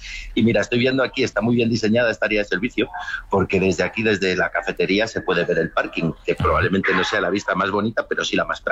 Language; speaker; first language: Spanish; native; Spanish